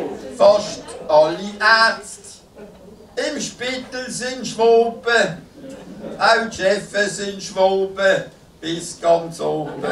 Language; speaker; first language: German; native; German